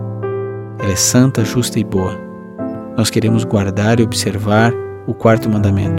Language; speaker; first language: Portuguese; native; Portuguese